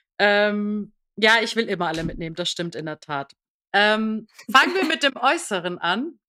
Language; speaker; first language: German; early bilingual, other home language; Persian